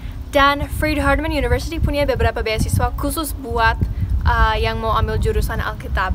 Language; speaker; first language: Indonesian; non-native, fluent; English